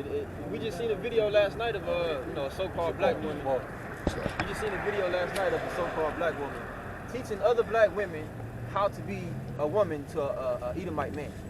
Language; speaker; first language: English; native; English